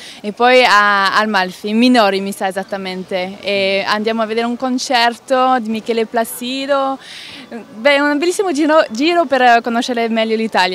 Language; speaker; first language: Italian; non-native, fluent; Swedish